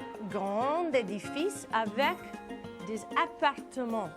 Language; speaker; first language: French; non-native, fluent; English